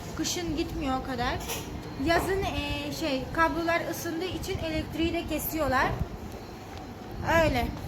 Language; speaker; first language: Turkish; native; Turkish